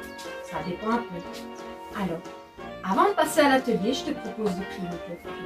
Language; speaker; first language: French; native; French